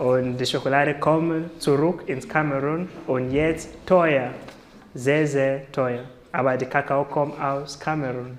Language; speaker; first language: German; non-native, learner; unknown